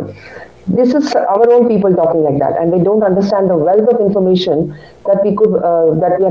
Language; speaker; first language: English; non-native, local second language; Kannada